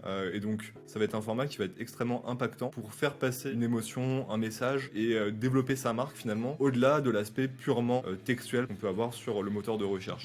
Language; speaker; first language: French; native; French